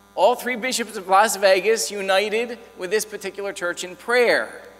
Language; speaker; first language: English; native; English